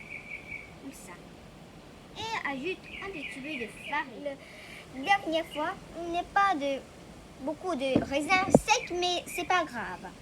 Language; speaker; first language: French; non-native, learner; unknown